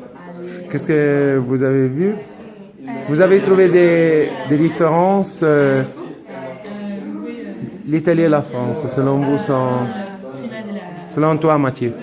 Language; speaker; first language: French; non-native, fluent; Italian